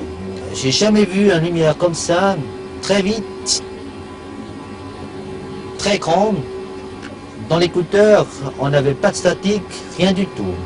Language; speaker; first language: French; non-native, local second language; German